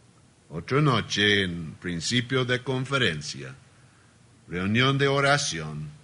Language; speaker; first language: Spanish; non-native, learner; Portuguese